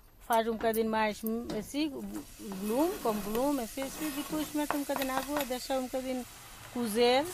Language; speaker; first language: Portuguese; non-native, learner; Bangla